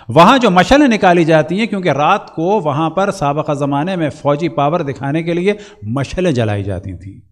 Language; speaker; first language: Urdu; native; Urdu